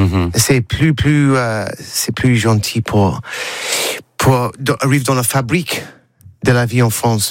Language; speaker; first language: French; non-native, learner; English